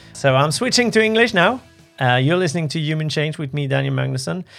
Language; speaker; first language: English; non-native, fluent; Swedish